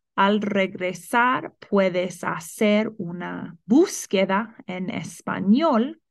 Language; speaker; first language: Spanish; non-native, fluent; English